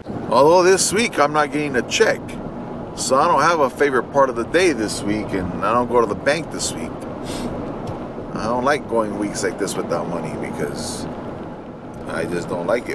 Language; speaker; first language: English; early bilingual, other home language; Spanish